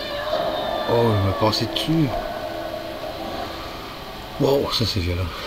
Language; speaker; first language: French; native; French